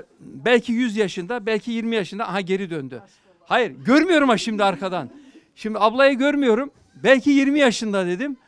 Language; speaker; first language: Turkish; native; Turkish